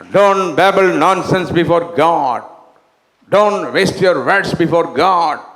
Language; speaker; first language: English; non-native, local second language; Tamil